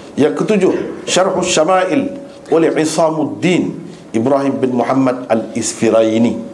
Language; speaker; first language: Malay; native; Malay